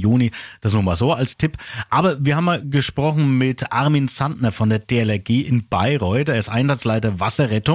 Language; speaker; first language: German; native; German